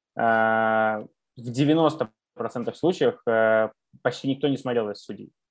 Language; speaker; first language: Russian; native; Russian